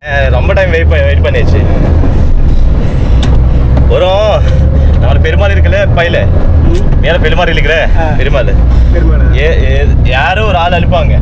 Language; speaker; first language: Tamil; non-native, learner; Telugu